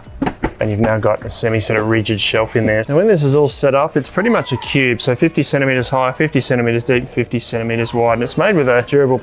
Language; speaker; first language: English; native; English